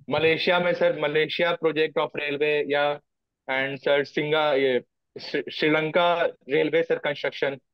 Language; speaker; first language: Hindi; native; Hindi